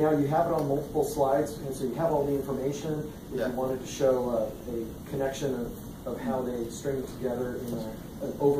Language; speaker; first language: English; native; English